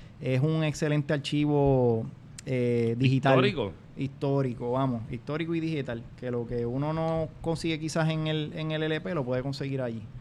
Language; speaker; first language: Spanish; native; Spanish